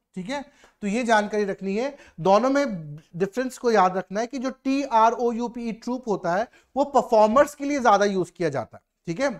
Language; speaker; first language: Hindi; native; Hindi